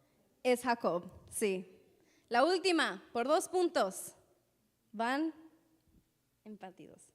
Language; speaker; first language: Spanish; native; Spanish